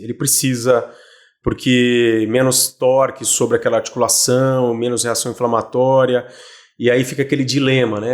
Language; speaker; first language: Portuguese; native; Portuguese